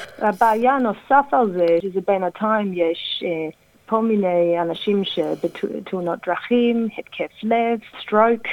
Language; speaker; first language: Hebrew; non-native, fluent; English